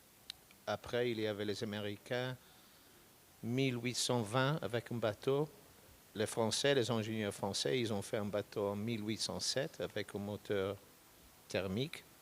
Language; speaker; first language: French; non-native, fluent; English